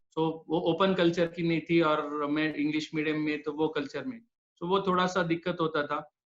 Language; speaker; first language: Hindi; non-native, local second language; Marathi